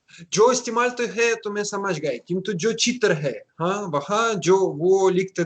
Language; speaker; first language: Hindi; non-native, learner; Russian